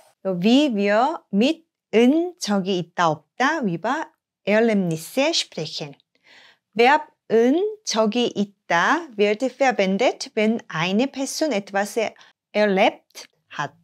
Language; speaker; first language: German; non-native, fluent; Korean